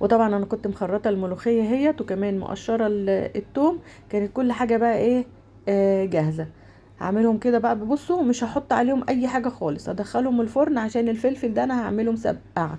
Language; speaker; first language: Arabic; native; Arabic